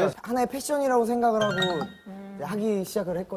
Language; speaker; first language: Korean; native; Korean